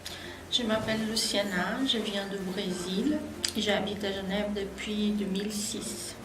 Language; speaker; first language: French; non-native, fluent; Portuguese